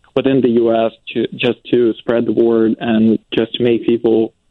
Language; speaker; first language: English; non-native, fluent; Ukrainian